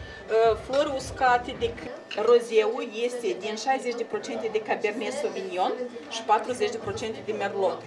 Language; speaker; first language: Romanian; non-native, local second language; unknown